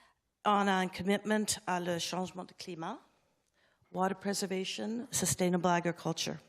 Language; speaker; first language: French; non-native, learner; English